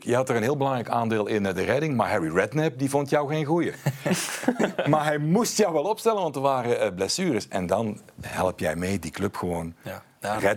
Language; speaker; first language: Dutch; native; Dutch